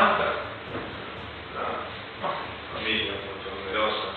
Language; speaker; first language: Italian; non-native, learner; Spanish